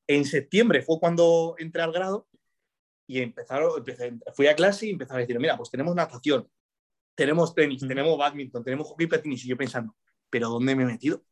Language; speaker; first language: Spanish; early bilingual, other home language; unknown